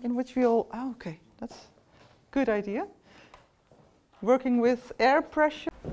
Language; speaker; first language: English; non-native, fluent; Dutch